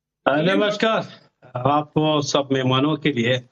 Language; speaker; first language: Hindi; non-native, fluent; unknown